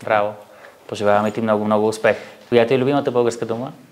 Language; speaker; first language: Bulgarian; native; Bulgarian